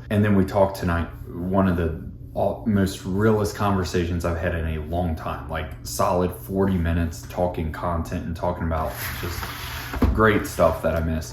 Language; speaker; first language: English; native; English